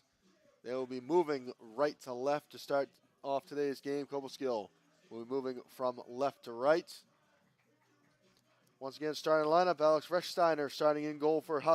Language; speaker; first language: English; native; English